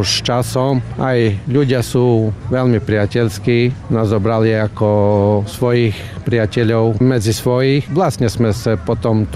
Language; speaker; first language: Slovak; non-native, fluent; Croatian